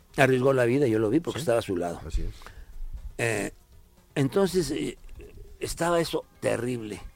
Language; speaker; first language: Spanish; native; Spanish